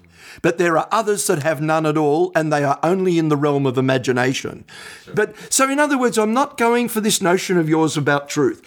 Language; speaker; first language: English; native; English